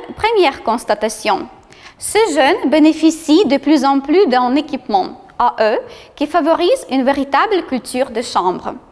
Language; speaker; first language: French; non-native, fluent; Ukrainian